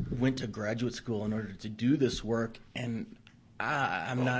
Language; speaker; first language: English; native; English